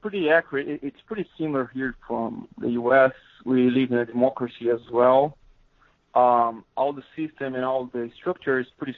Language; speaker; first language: English; non-native, fluent; Portuguese